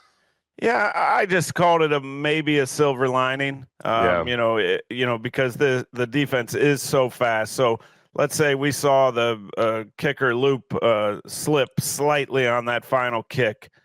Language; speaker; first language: English; native; English